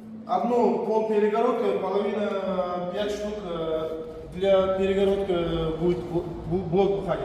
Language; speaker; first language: Russian; non-native, learner; Uzbek